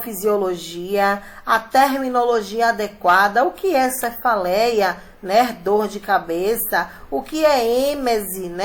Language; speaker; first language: Portuguese; native; Portuguese